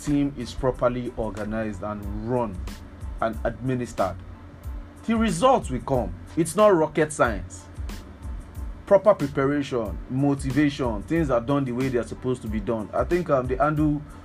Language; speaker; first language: English; non-native, local second language; Yoruba